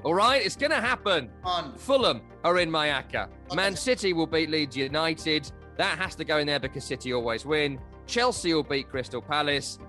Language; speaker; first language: English; native; English